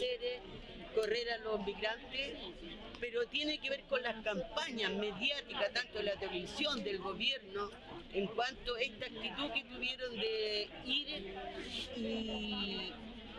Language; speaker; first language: Spanish; native; Spanish